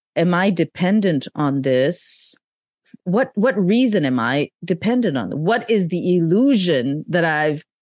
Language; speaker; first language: English; non-native, local second language; Urdu